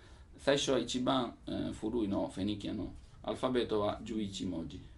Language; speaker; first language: Japanese; non-native, learner; Italian